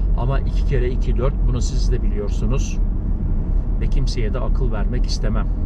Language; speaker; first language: Turkish; early bilingual, heritage; Turkish